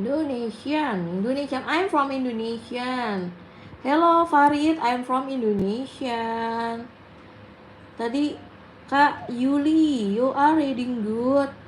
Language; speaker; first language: English; non-native, learner; Indonesian